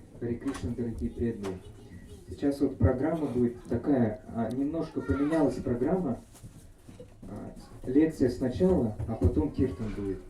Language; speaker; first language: Russian; native; Russian